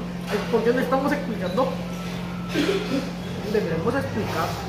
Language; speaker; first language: Spanish; non-native, learner; Korean